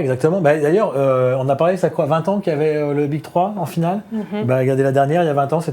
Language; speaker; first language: French; native; French